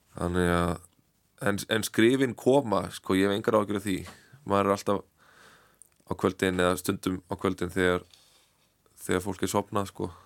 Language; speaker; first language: Icelandic; native; Icelandic